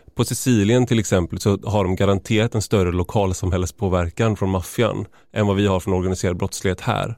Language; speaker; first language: Swedish; native; Swedish